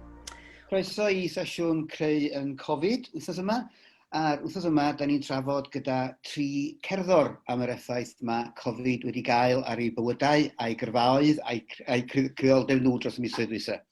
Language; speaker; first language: Welsh; native; Welsh